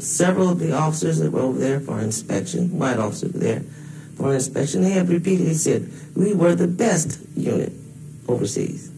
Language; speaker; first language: English; native; English